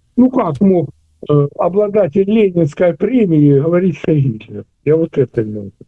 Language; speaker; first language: Russian; native; Russian